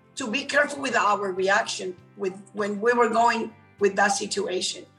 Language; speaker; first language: English; non-native, fluent; Spanish